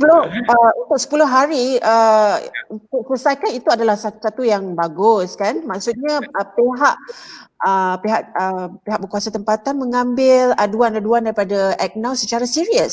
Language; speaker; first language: Malay; native; Malay